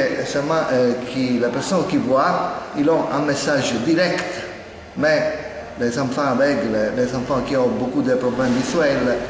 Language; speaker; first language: French; non-native, learner; Italian